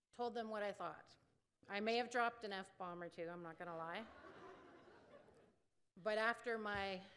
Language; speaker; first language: English; native; English